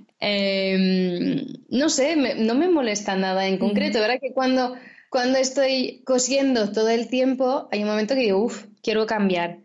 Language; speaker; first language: Spanish; non-native, fluent; French